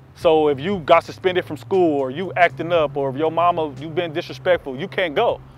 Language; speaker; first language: English; native; English